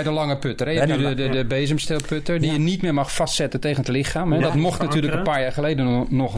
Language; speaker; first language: Dutch; native; Dutch